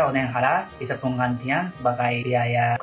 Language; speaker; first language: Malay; non-native, learner; Japanese